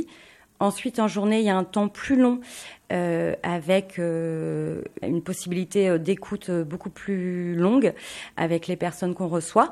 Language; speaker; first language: French; native; French